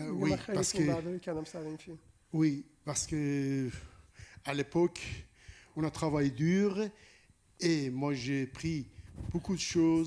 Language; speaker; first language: French; non-native, learner; Persian